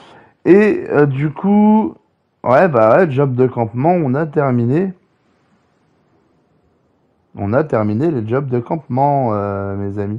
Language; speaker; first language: French; native; French